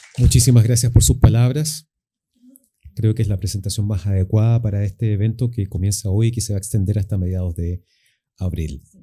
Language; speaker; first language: Spanish; native; Spanish